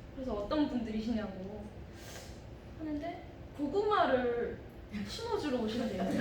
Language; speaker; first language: Korean; early bilingual, heritage; Korean